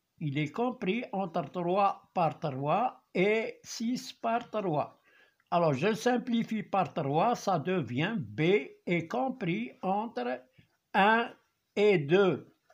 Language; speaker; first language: French; non-native, local second language; Arabic